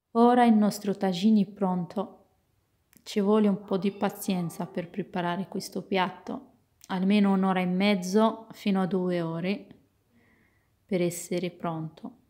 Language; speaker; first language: Italian; non-native, fluent; Arabic